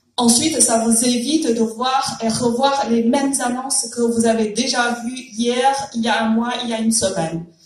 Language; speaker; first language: French; non-native, fluent; Chinese